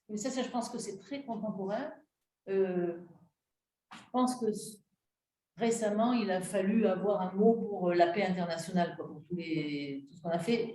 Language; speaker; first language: French; native; French